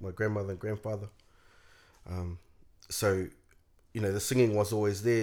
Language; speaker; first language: English; native; English